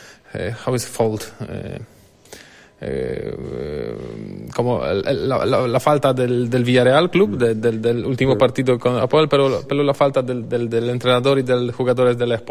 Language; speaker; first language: Spanish; non-native, fluent; Polish